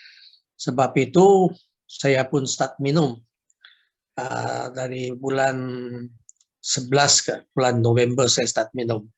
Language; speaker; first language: Indonesian; non-native, local second language; Chinese